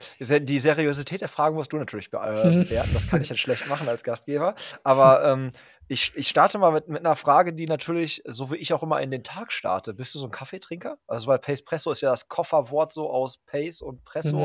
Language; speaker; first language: German; native; German